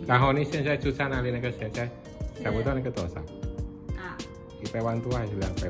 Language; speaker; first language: Chinese; non-native, fluent; Indonesian